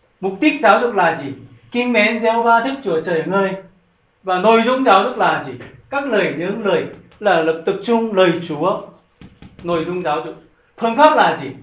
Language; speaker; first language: Vietnamese; non-native, learner; Korean